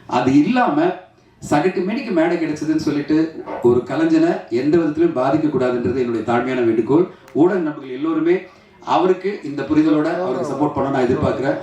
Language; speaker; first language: Tamil; native; Tamil